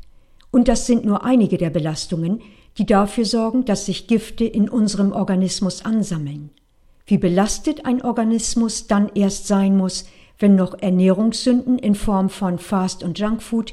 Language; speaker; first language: German; native; German